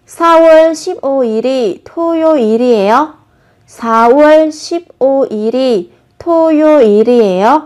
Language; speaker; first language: Korean; non-native, fluent; Vietnamese